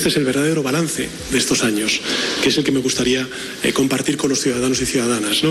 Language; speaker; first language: Spanish; native; Spanish